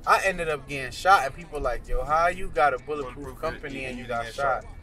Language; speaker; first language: English; early bilingual, other home language; Haitian Creole